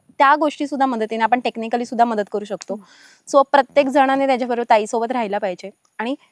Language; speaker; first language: Marathi; native; Marathi